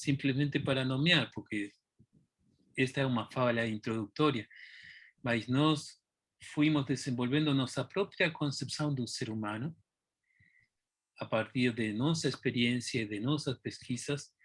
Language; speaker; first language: Portuguese; non-native, fluent; Spanish